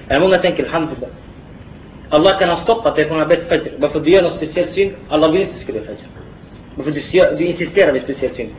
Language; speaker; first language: Swedish; non-native, fluent; Arabic